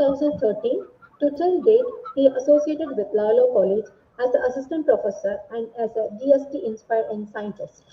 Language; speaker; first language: English; non-native, local second language; Tamil